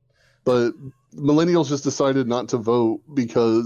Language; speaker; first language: English; native; English